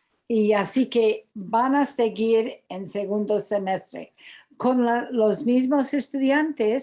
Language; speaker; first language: Spanish; non-native, fluent; English